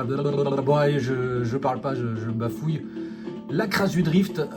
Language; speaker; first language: French; native; French